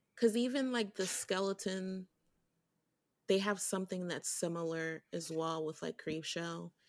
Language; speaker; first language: English; early bilingual, other home language; Haitian Creole